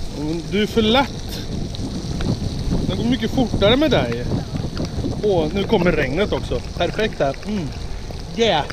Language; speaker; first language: Swedish; native; Swedish